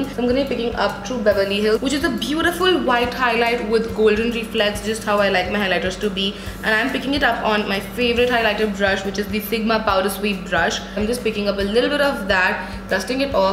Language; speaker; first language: English; non-native, local second language; Hindi